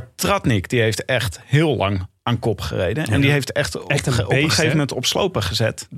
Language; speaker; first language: Dutch; native; Dutch